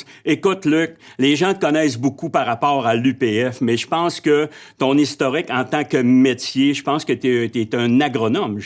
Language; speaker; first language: French; native; French